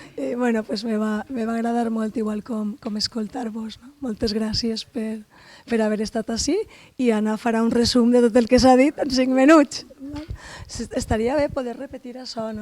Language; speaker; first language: Catalan; native; Catalan